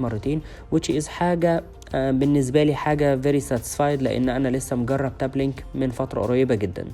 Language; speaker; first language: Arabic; native; Arabic